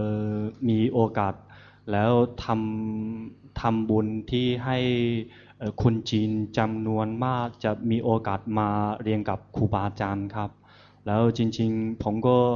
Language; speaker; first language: Thai; non-native, fluent; Chinese